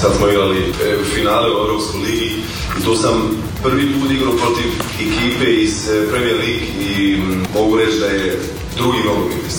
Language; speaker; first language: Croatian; early bilingual, heritage; Croatian